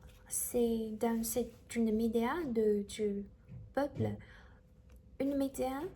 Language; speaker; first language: French; non-native, learner; Chinese